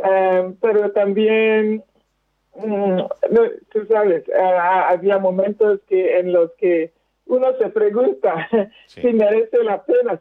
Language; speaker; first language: Spanish; non-native, fluent; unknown